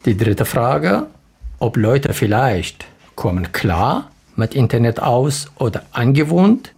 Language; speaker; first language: German; non-native, learner; Arabic